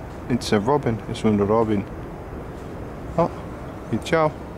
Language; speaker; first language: English; native; English